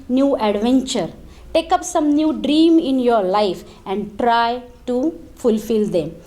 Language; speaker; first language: English; non-native, local second language; Marathi